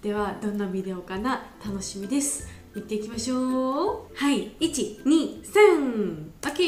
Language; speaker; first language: Japanese; non-native, learner; Georgian